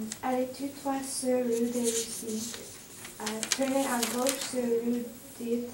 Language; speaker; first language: French; non-native, learner; English